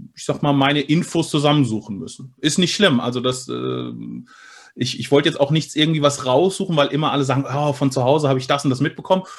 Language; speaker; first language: German; early bilingual, other home language; Spanish